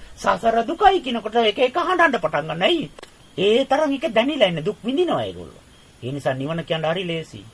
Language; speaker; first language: Sinhala; non-native, fluent; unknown